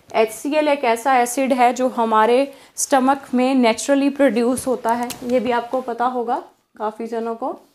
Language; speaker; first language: Hindi; non-native, local second language; Punjabi